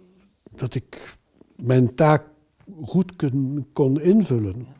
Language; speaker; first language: Dutch; non-native, local second language; French